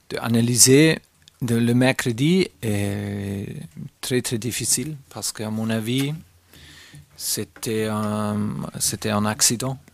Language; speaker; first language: French; non-native, fluent; German